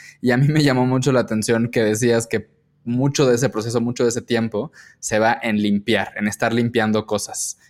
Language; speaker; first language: Spanish; native; Spanish